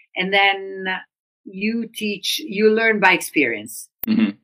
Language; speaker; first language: English; non-native, fluent; Italian